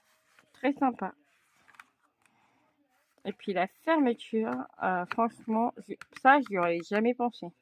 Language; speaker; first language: French; native; French